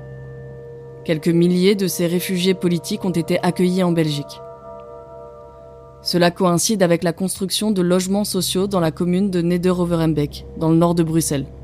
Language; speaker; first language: French; native; French